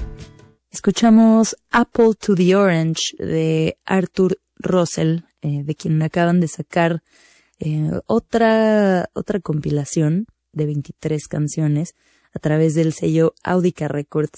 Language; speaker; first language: Spanish; native; Spanish